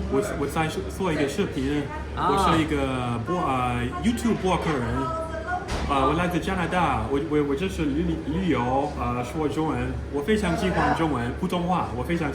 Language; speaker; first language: Chinese; non-native, learner; English